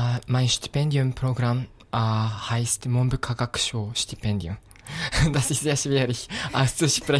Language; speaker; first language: German; non-native, fluent; Japanese